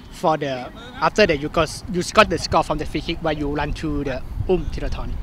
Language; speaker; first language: English; non-native, learner; Thai